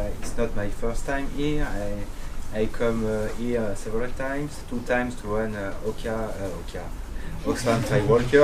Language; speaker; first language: English; non-native, learner; French